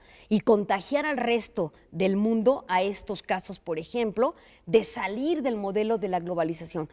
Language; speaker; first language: Spanish; native; Spanish